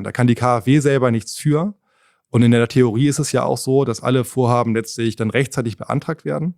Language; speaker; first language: German; native; German